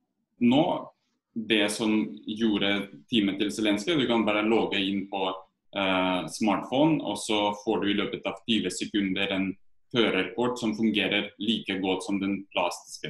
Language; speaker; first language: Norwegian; non-native, fluent; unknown